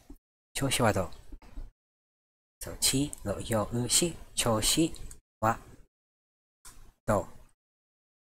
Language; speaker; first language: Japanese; non-native, learner; English